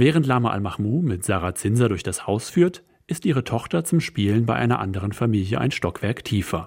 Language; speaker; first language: German; native; German